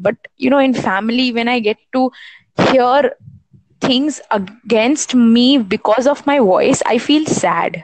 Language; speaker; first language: English; non-native, local second language; Hindi